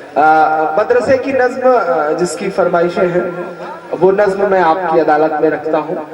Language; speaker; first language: Hindi; native; Hindi